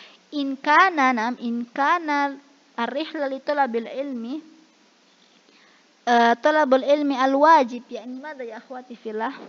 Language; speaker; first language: Arabic; non-native, fluent; Indonesian